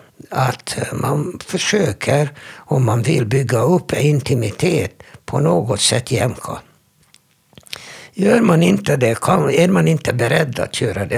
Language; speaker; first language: Swedish; non-native, fluent; Hungarian